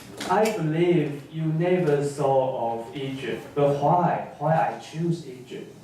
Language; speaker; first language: English; non-native, learner; Chinese